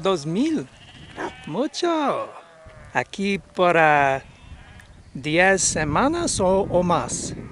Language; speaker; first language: Spanish; non-native, learner; English